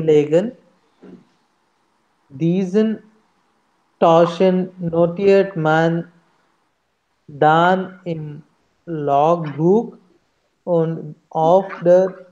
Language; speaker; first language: German; non-native, learner; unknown